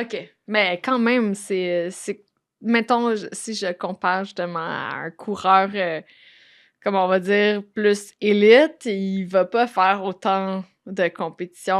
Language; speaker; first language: French; native; French